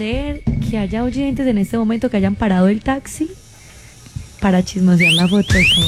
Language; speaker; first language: Spanish; native; Spanish